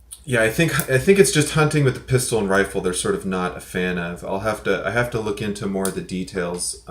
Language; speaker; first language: English; native; English